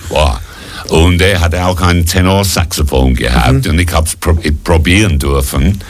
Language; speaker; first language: German; non-native, fluent; English